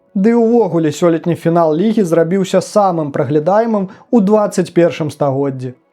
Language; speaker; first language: Belarusian; native; Belarusian